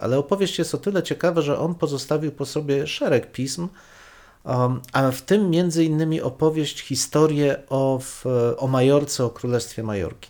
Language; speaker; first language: Polish; native; Polish